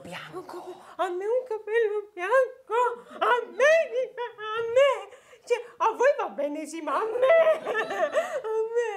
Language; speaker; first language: Italian; native; Italian